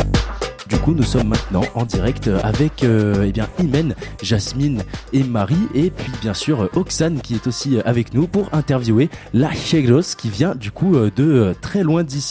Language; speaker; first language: French; native; French